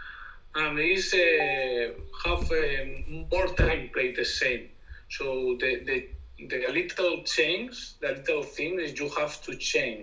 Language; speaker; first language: English; non-native, learner; Spanish